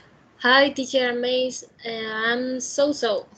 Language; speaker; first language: English; non-native, learner; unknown